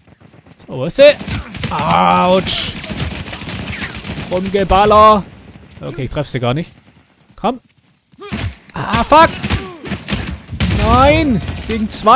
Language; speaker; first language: German; native; German